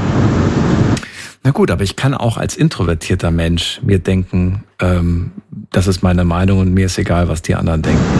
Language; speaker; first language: German; native; German